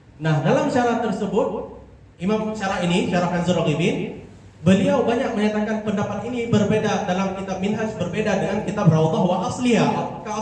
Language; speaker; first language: Indonesian; non-native, local second language; Achinese